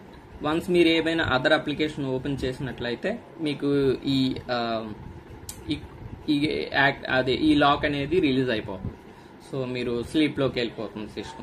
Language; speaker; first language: Telugu; native; Telugu